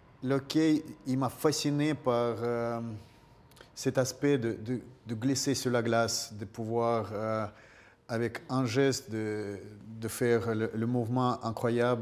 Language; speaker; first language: French; non-native, fluent; Russian